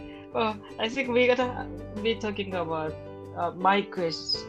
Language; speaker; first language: English; non-native, learner; Japanese